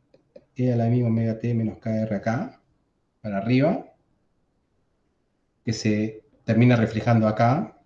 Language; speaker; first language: Spanish; native; Spanish